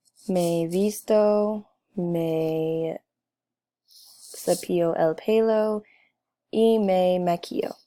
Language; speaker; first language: Spanish; non-native, learner; English